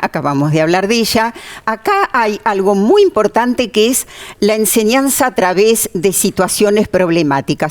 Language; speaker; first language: Spanish; native; Spanish